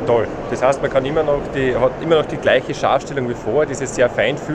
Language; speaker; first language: German; native; German